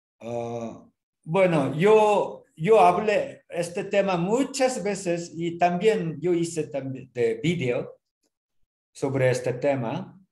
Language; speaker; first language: Spanish; non-native, learner; Korean